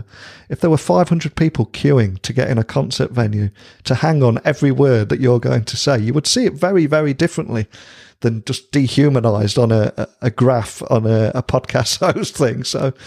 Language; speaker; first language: English; native; English